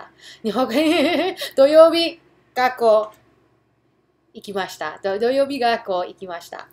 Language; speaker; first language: Japanese; early bilingual, heritage; English